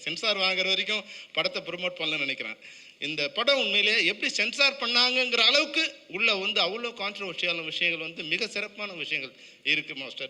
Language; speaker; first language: Tamil; native; Tamil